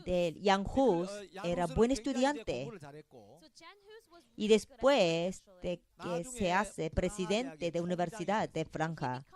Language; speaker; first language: Spanish; non-native, fluent; Korean